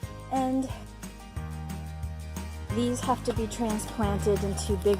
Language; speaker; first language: English; native; English